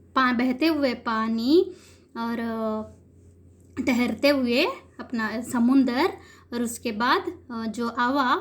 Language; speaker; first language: Hindi; non-native, local second language; Kannada